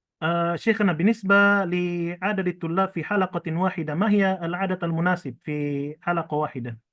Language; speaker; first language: Arabic; non-native, fluent; Indonesian